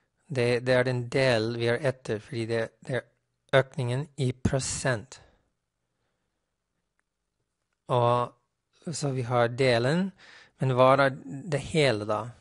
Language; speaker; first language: Norwegian; non-native, fluent; English